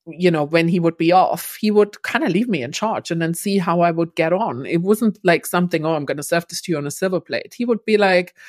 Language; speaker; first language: English; non-native, fluent; German